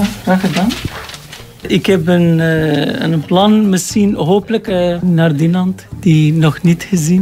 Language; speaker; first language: Dutch; non-native, learner; Arabic